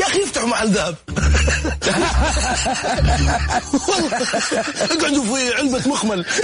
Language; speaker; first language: Arabic; native; Arabic